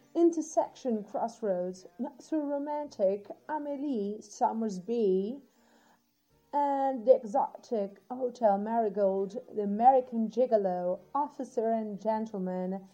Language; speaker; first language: English; non-native, fluent; Portuguese